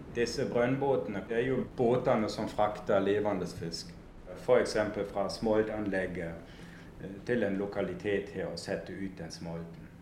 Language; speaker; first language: Norwegian; non-native, fluent; German